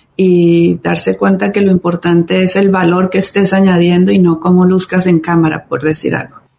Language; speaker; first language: Spanish; native; Spanish